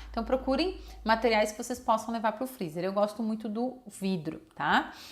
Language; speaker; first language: Portuguese; native; Portuguese